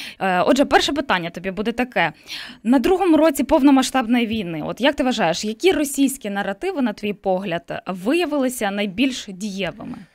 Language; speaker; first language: Ukrainian; native; Ukrainian